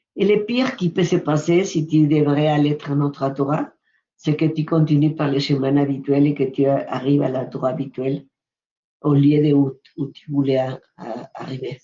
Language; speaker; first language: French; non-native, fluent; Spanish